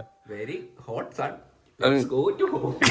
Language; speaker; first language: English; non-native, learner; Malayalam